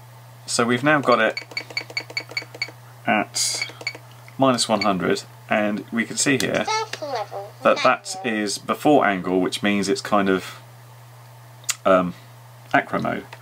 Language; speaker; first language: English; native; English